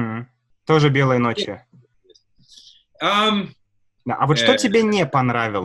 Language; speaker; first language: Russian; native; Russian